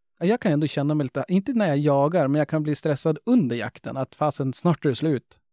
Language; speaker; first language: Swedish; native; Swedish